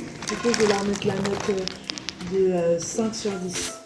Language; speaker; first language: French; native; French